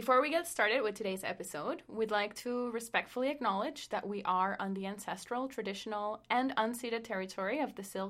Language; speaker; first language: English; non-native, fluent; Spanish